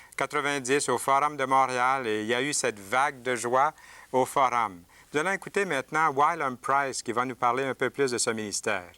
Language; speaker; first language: French; native; French